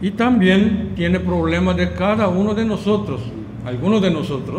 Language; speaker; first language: Spanish; non-native, learner; Korean